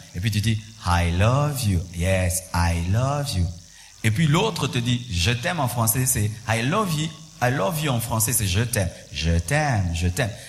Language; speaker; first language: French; non-native, local second language; Swahili